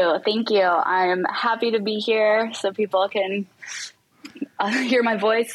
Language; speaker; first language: English; native; English